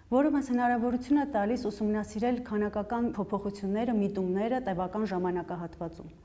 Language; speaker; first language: Armenian; native; Armenian